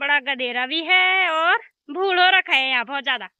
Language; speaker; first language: Hindi; native; Hindi